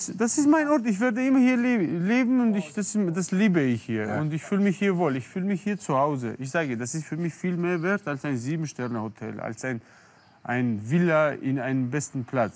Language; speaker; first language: German; non-native, fluent; Armenian